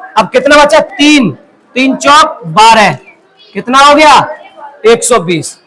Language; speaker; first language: Hindi; native; Hindi